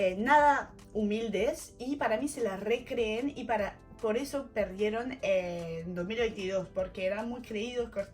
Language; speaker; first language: Spanish; non-native, fluent; French